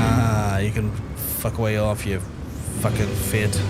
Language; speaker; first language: English; native; English